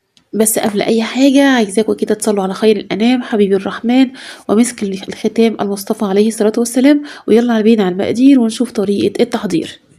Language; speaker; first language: Arabic; native; Arabic